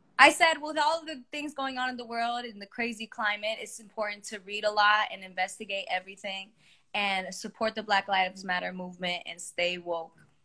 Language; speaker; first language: English; early bilingual, other home language; Spanish